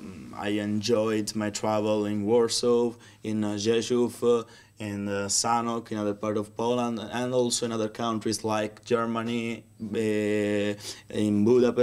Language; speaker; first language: English; non-native, learner; Italian